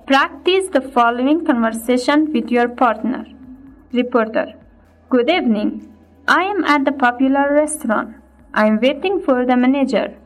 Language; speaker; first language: English; non-native, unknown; Persian